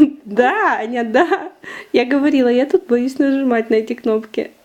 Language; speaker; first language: Russian; native; Russian